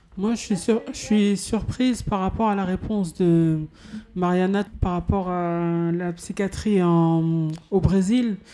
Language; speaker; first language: French; native; French